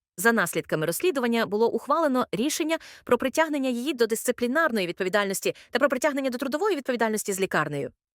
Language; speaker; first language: Ukrainian; native; Ukrainian